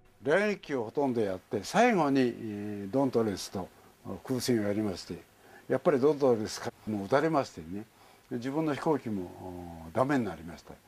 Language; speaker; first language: Japanese; native; Japanese